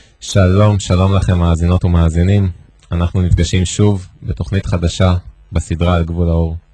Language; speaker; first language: Hebrew; native; Hebrew